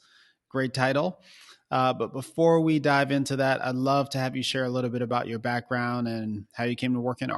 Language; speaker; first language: English; native; English